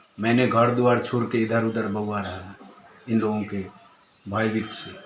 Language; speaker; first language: Hindi; non-native, local second language; Bangla